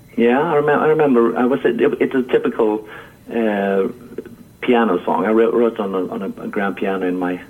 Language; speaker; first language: English; non-native, fluent; Swedish